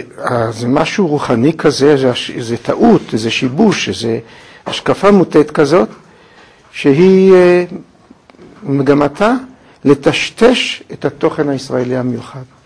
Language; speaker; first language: Hebrew; native; Hebrew